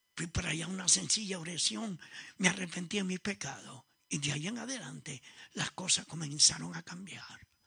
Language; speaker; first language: Spanish; early bilingual, other home language; Italian